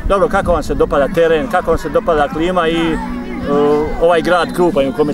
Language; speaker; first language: Serbian; native; Serbian